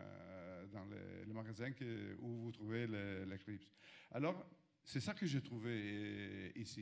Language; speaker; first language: French; non-native, fluent; Italian